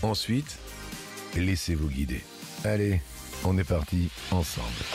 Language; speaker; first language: French; native; French